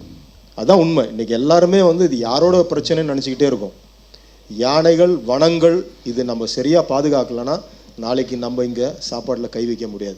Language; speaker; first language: Tamil; native; Tamil